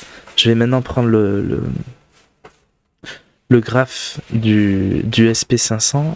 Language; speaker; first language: French; native; French